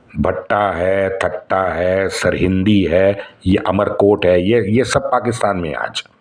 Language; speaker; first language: Hindi; non-native, local second language; Marathi